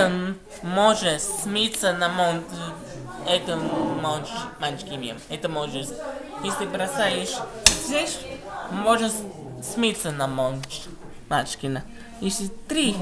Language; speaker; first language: Russian; non-native, learner; Italian